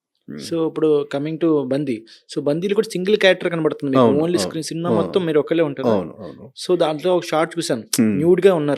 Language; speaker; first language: Telugu; native; Telugu